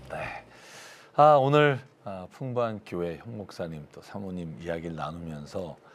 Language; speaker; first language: Korean; native; Korean